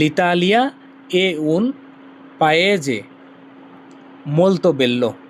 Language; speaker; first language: Italian; non-native, learner; Bangla